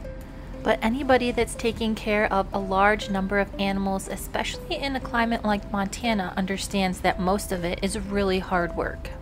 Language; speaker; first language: English; native; English